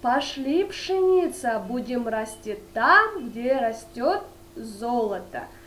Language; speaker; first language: Russian; non-native, local second language; Kyrgyz